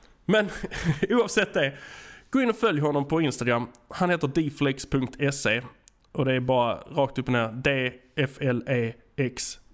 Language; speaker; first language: Swedish; native; Swedish